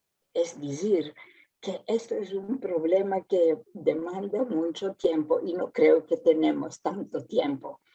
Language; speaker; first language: Spanish; early bilingual, heritage; Ladino